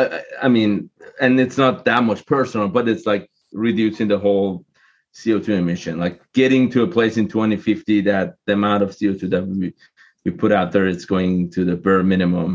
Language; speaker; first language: English; non-native, fluent; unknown